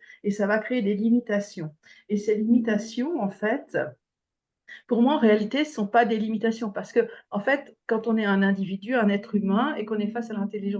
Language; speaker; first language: French; native; French